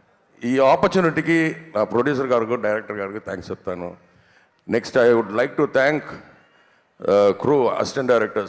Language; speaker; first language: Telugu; non-native, learner; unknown